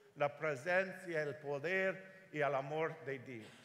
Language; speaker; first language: Spanish; non-native, learner; English